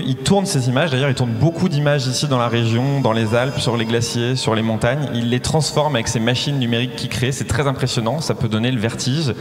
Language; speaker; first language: French; native; French